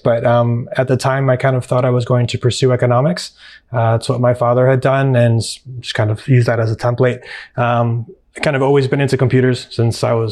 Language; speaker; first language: English; native; English